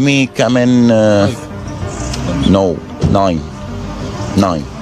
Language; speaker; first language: English; non-native, learner; Arabic